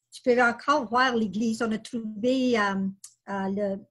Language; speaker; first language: French; native; French